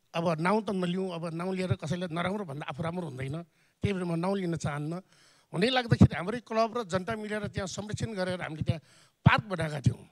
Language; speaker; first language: Nepali; non-native, local second language; Newari